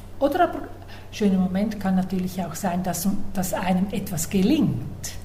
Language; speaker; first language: German; native; German